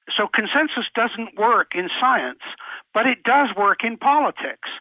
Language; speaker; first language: English; native; English